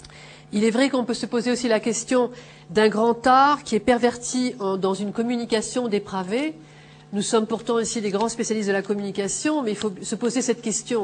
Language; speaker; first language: French; native; French